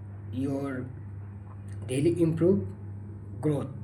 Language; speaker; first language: English; non-native, learner; Bangla